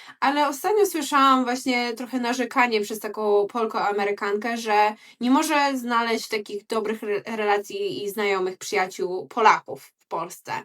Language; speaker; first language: Polish; early bilingual, heritage; Polish